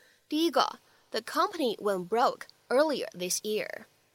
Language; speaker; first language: English; non-native, fluent; Chinese